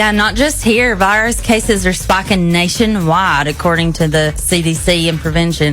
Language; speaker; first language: English; native; English